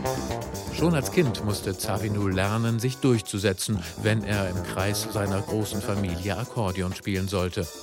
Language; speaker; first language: German; native; German